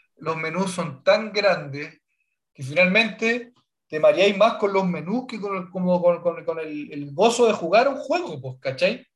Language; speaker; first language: Spanish; native; Spanish